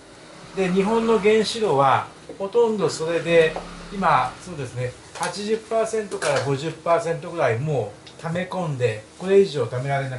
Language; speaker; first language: Japanese; native; Japanese